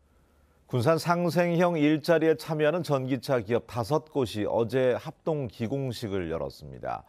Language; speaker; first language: Korean; native; Korean